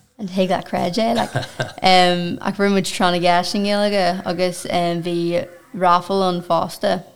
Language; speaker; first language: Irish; non-native, local second language; English